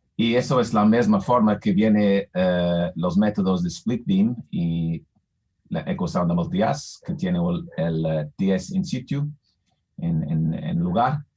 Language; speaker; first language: Spanish; non-native, fluent; English